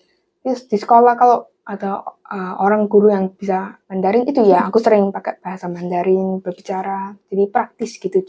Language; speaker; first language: Indonesian; non-native, local second language; English